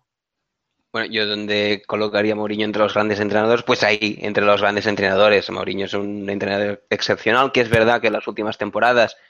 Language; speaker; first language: Spanish; native; Spanish